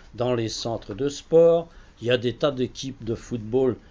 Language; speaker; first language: French; native; French